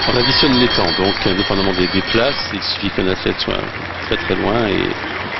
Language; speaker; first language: French; native; French